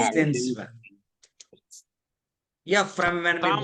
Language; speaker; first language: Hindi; native; Hindi